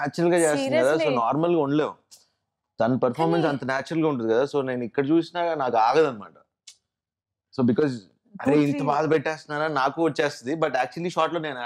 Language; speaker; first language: Telugu; native; Telugu